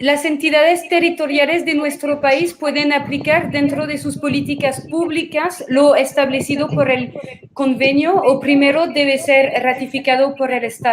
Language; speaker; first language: Spanish; non-native, fluent; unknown